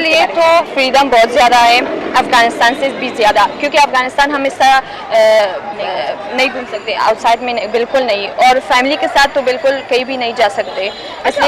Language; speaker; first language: Hindi; non-native, fluent; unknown